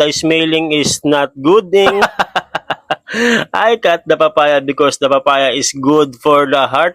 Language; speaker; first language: English; non-native, learner; Filipino